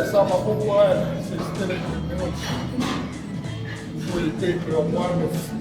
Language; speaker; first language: Estonian; non-native, learner; Russian